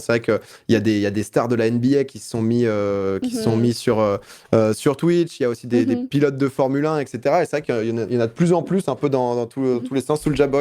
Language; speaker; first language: French; native; French